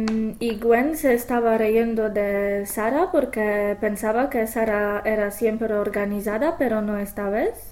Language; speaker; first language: Spanish; non-native, fluent; English